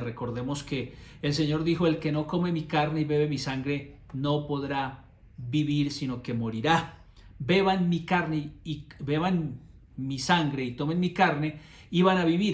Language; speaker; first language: Spanish; native; Spanish